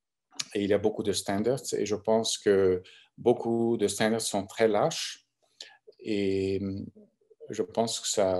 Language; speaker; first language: French; non-native, local second language; German